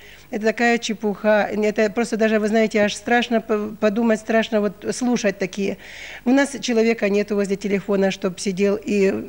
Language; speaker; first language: Russian; native; Russian